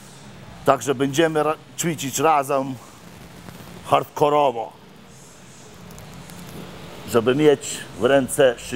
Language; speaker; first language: Polish; non-native, fluent; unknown